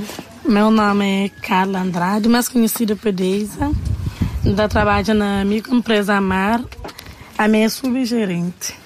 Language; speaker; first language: Portuguese; non-native, local second language; Kabuverdianu